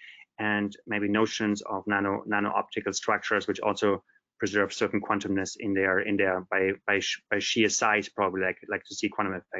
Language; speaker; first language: English; non-native, fluent; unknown